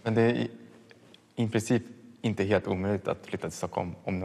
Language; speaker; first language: Swedish; native; Swedish